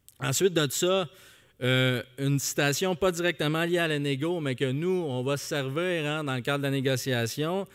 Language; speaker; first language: French; native; French